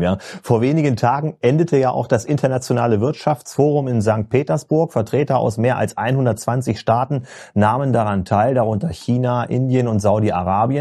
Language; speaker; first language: German; native; German